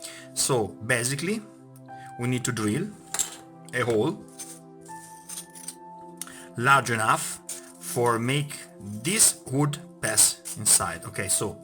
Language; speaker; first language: English; non-native, fluent; Italian